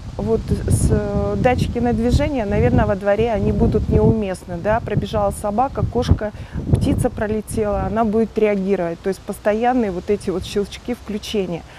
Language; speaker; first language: Russian; native; Russian